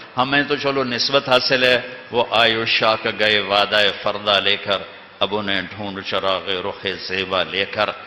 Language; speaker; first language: Urdu; non-native, local second language; Punjabi